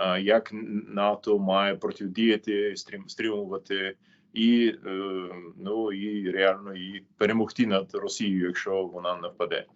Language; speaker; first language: Ukrainian; non-native, fluent; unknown